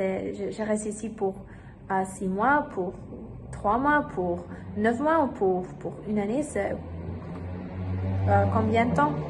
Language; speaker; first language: French; non-native, learner; German